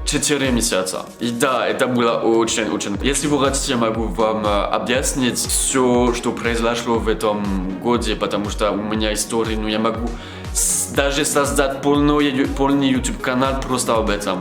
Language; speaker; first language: Russian; non-native, learner; French